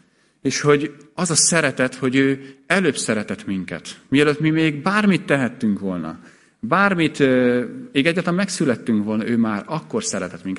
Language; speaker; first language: Hungarian; native; Hungarian